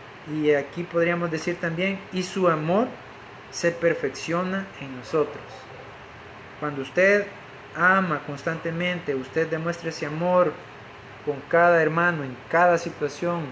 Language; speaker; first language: Spanish; native; Spanish